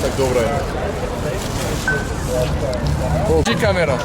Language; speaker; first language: Russian; non-native, learner; French